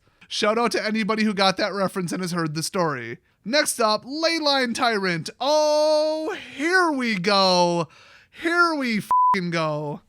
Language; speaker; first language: English; native; English